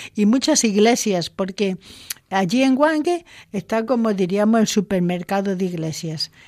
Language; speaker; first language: Spanish; native; Spanish